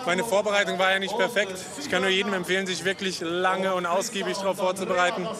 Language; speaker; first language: German; native; German